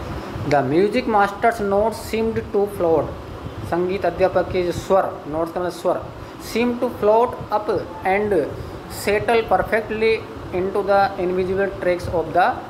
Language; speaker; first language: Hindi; native; Hindi